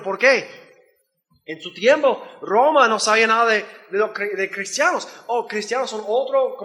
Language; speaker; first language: Spanish; non-native, learner; English